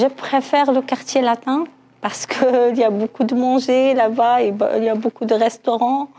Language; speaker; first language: French; non-native, local second language; Arabic